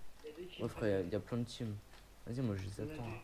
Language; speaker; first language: French; native; French